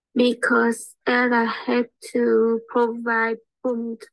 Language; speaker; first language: English; non-native, learner; Vietnamese